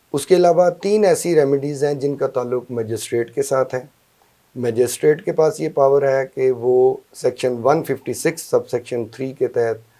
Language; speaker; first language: Urdu; non-native, local second language; Punjabi